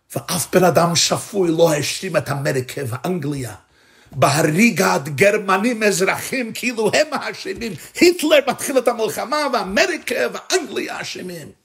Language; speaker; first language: Hebrew; non-native, fluent; English